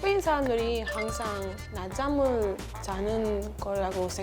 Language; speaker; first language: Korean; non-native, fluent; Spanish